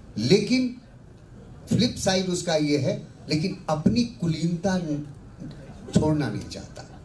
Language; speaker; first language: Hindi; non-native, local second language; Bhojpuri